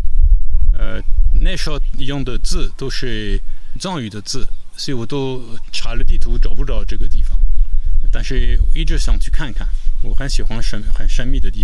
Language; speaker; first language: Chinese; non-native, fluent; French